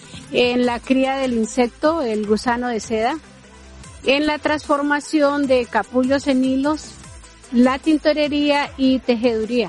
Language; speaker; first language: Spanish; native; Spanish